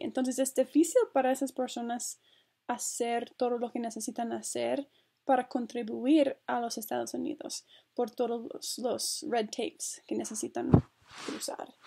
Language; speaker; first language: Spanish; non-native, fluent; English